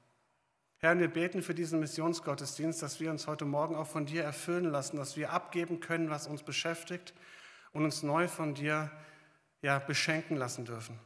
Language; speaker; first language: German; native; German